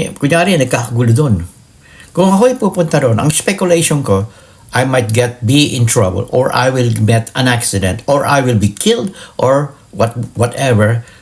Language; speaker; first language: Filipino; native; Filipino